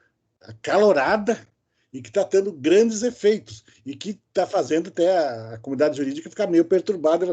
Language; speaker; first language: Portuguese; native; Portuguese